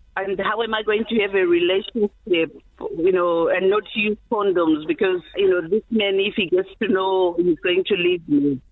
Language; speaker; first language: English; non-native, local second language; Shona